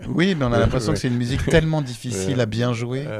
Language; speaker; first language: French; native; French